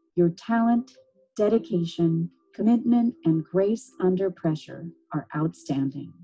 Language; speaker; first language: English; native; English